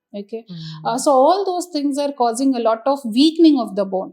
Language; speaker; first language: English; non-native, local second language; Hindi